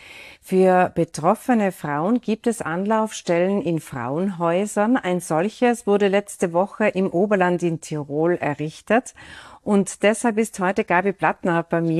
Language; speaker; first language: German; native; German